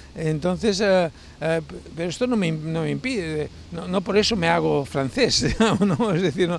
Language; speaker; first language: Spanish; native; Spanish